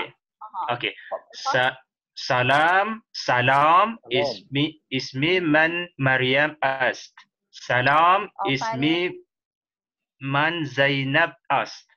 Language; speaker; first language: Persian; non-native, learner; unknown